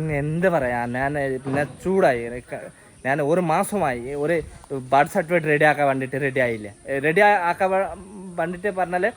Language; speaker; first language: Malayalam; non-native, learner; Bangla